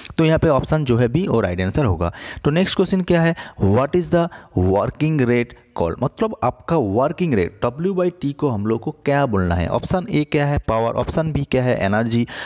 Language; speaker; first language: Hindi; non-native, local second language; Bangla